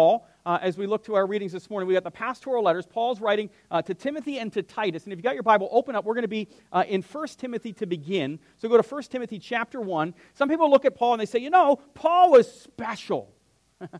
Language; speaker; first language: English; native; English